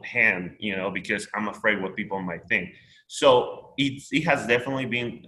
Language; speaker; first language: English; non-native, fluent; Spanish